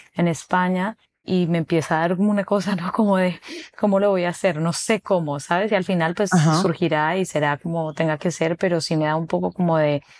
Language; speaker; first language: Spanish; native; Spanish